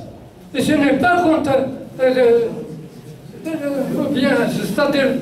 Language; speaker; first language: French; non-native, local second language; Kabyle